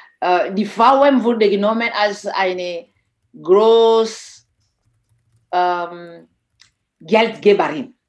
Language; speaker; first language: German; non-native, fluent; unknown